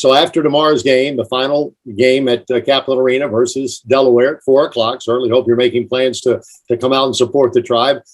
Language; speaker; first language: English; native; English